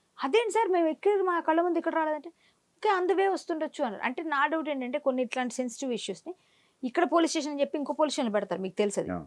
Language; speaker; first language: Telugu; native; Telugu